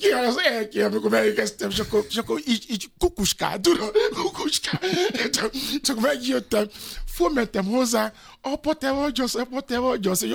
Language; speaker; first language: Hungarian; non-native, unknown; Yoruba